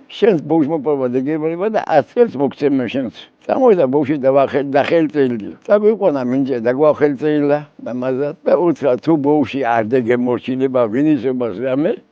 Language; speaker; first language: Georgian; native; Georgian